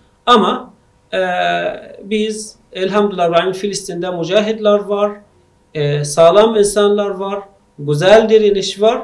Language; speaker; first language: Turkish; non-native, fluent; Arabic